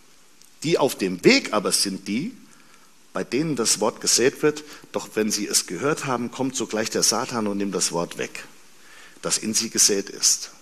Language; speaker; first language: German; native; German